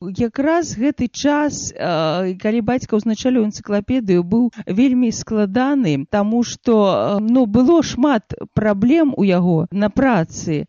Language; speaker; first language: Belarusian; native; Belarusian